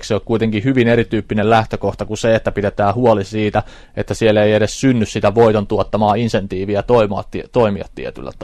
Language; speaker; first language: Finnish; native; Finnish